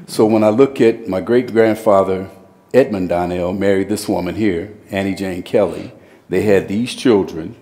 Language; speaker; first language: English; native; English